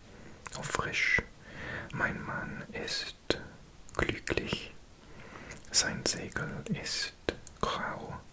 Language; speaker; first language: German; non-native, learner; English